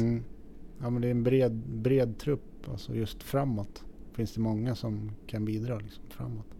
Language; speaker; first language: Swedish; native; Swedish